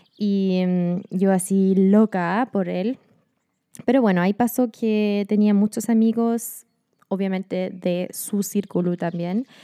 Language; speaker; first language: Spanish; non-native, fluent; German